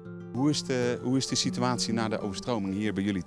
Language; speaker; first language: Dutch; native; Dutch